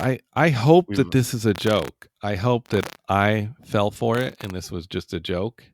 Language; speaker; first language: English; native; English